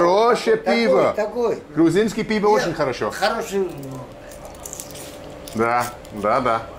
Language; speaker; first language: Russian; non-native, learner; English